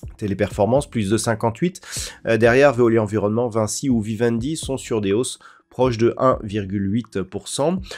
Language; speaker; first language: French; native; French